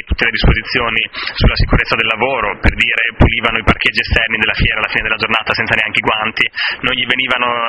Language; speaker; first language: Italian; native; Italian